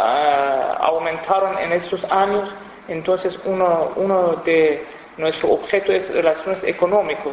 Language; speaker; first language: Spanish; non-native, fluent; Persian